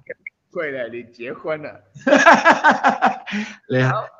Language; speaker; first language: Chinese; non-native, local second language; Cantonese